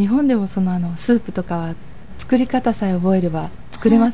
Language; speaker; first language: Japanese; native; Japanese